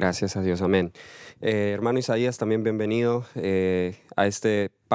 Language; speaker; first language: Spanish; native; Spanish